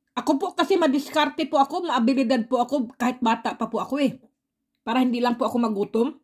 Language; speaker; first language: Filipino; native; Filipino